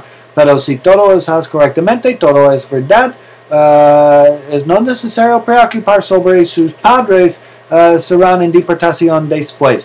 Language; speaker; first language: Spanish; non-native, learner; English